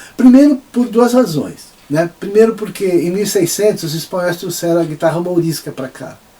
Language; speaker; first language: Portuguese; native; Portuguese